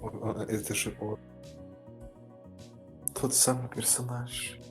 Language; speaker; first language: Russian; early bilingual, heritage; Russian